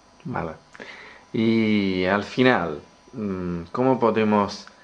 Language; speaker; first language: Spanish; non-native, learner; Italian